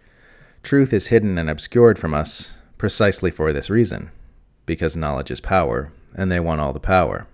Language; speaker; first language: English; native; English